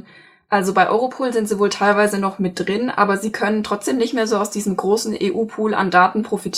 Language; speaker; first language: German; native; German